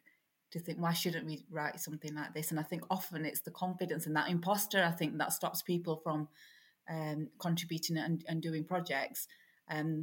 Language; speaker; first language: English; native; English